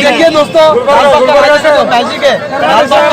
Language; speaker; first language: Hindi; native; Hindi